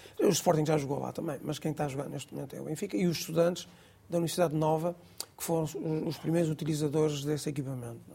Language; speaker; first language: Portuguese; non-native, local second language; Gujarati